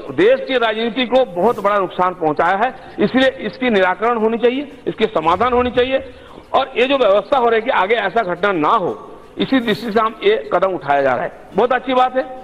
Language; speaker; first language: Hindi; non-native, local second language; Bangla